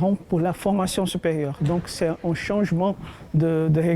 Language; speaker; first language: French; native; French